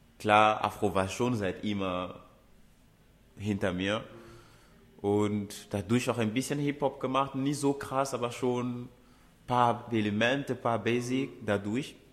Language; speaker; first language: German; non-native, fluent; Ewe